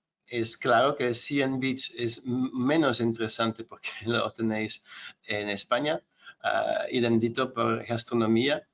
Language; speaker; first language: Spanish; non-native, fluent; Dutch